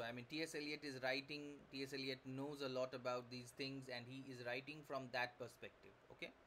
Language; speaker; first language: English; non-native, local second language; Bangla